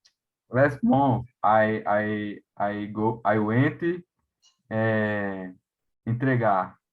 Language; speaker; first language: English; non-native, learner; Portuguese